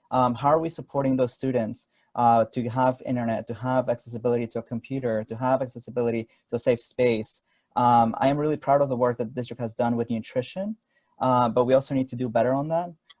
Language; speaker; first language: English; non-native, fluent; Spanish